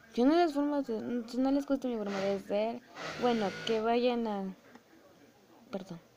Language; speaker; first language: Spanish; native; Spanish